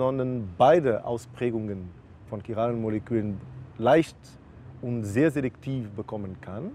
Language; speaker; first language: German; non-native, fluent; Portuguese